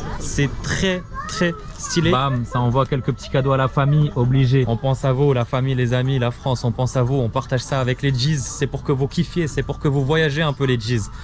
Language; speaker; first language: French; early bilingual, other home language; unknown